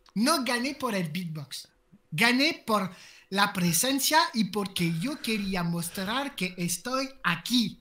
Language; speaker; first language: Spanish; non-native, learner; French